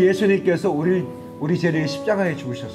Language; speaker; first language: Korean; native; Korean